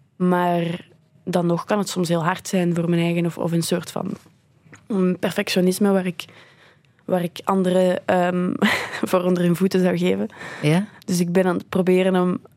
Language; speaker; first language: Dutch; native; Dutch